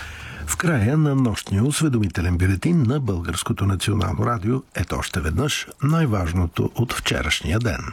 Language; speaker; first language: Bulgarian; native; Bulgarian